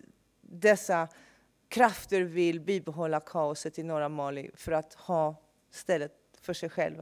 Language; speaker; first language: Swedish; non-native, fluent; English